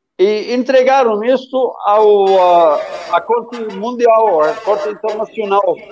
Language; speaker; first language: Portuguese; non-native, fluent; Arabic